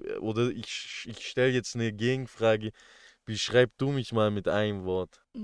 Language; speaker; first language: German; early bilingual, other home language; Turkish